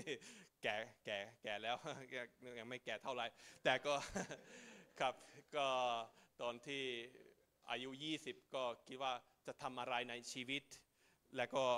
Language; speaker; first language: Thai; non-native, fluent; Finnish